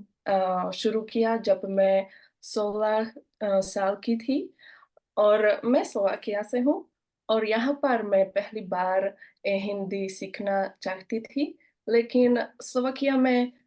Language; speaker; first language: Hindi; non-native, learner; Slovak